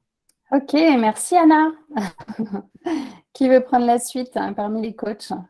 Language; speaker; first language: French; native; French